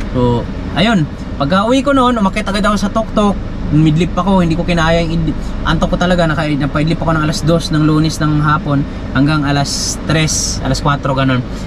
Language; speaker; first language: Filipino; non-native, local second language; Cebuano